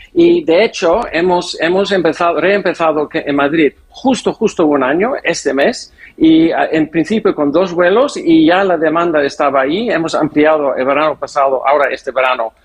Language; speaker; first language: Spanish; non-native, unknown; English